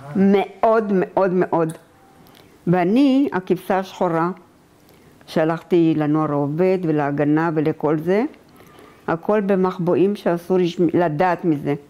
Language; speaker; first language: Hebrew; native; Hebrew